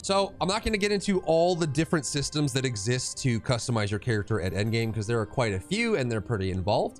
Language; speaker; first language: English; native; English